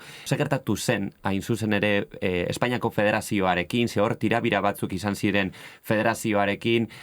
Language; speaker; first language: Basque; native; Basque